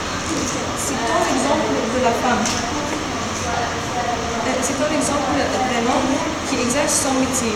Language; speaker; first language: French; non-native, learner; Arabic